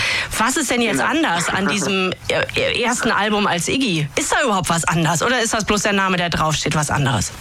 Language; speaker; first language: German; native; German